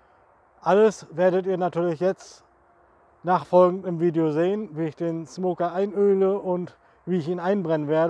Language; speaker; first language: German; native; German